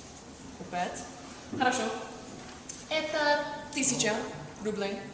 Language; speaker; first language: Russian; non-native, learner; English